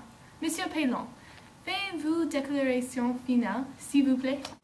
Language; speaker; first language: French; non-native, learner; English